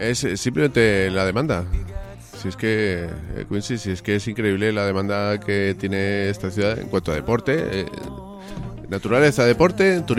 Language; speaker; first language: Spanish; native; Spanish